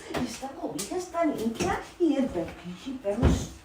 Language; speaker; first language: Spanish; early bilingual, other home language; English